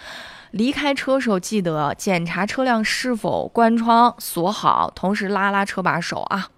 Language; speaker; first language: Chinese; native; Chinese